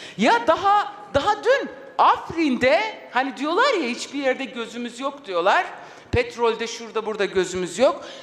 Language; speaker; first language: Turkish; non-native, local second language; Kurdish